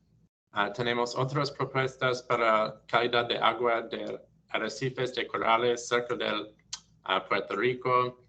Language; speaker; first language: Spanish; non-native, learner; English